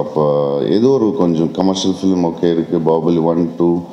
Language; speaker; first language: Tamil; non-native, local second language; Telugu